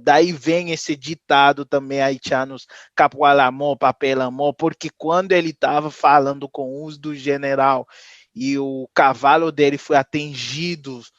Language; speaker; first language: Portuguese; non-native, fluent; Haitian Creole